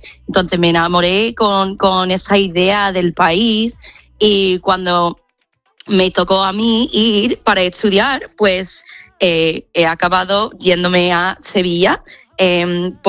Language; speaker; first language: Spanish; non-native, fluent; English